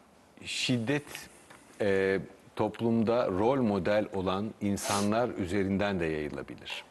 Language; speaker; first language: Turkish; native; Turkish